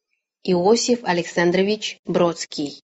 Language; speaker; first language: Russian; non-native, fluent; Chinese